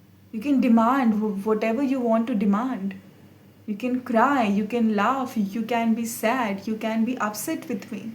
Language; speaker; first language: English; non-native, local second language; Hindi